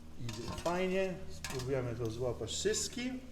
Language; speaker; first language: Polish; non-native, learner; Italian